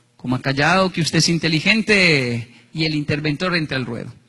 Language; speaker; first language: Spanish; native; Spanish